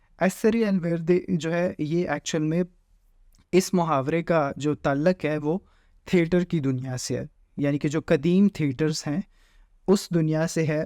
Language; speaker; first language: Urdu; native; Urdu